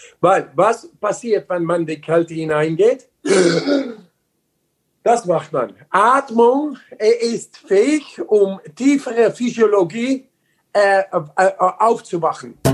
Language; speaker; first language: German; non-native, learner; Dutch